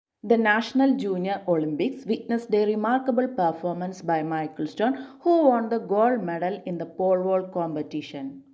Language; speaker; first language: English; non-native, local second language; Malayalam